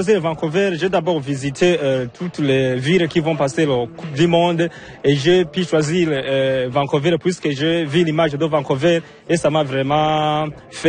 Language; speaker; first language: French; non-native, local second language; Rundi